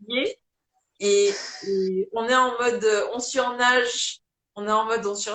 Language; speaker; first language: French; native; French